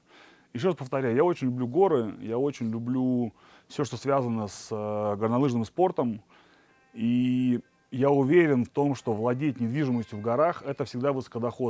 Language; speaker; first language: Russian; native; Russian